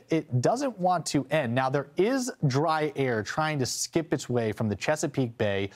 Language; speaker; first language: English; native; English